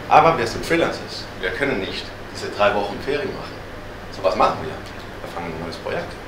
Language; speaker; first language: German; non-native, fluent; Spanish